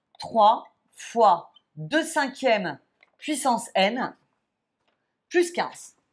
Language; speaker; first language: French; native; French